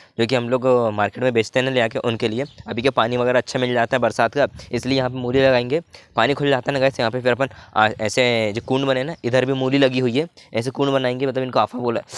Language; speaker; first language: Hindi; native; Hindi